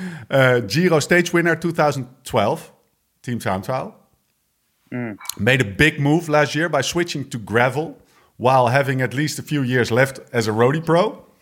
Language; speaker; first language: English; non-native, fluent; Dutch